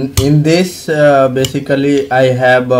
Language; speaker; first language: English; non-native, local second language; Hindi